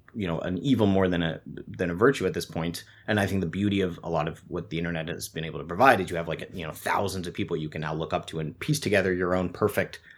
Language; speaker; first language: English; native; English